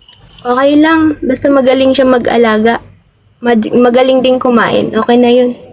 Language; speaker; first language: Filipino; non-native, local second language; Cebuano